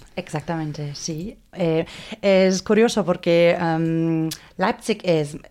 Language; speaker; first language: Spanish; non-native, fluent; German